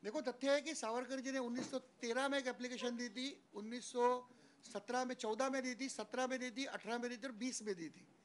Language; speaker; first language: Hindi; non-native, local second language; Marathi